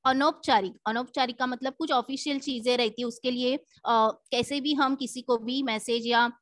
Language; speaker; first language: Hindi; non-native, local second language; Marathi